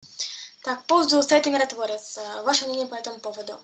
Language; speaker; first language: Russian; native; Russian